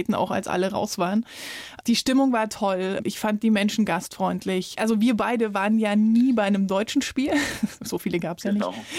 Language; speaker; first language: German; native; German